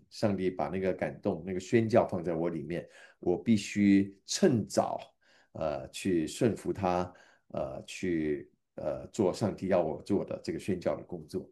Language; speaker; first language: Chinese; native; Chinese